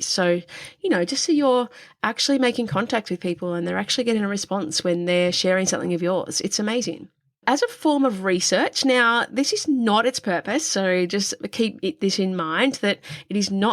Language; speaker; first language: English; native; English